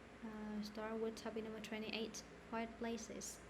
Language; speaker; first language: English; non-native, fluent; Vietnamese